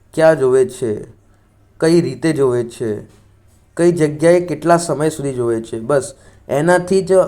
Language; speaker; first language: Gujarati; non-native, local second language; Marathi